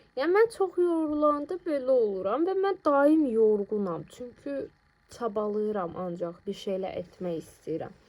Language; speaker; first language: Azerbaijani; non-native, local second language; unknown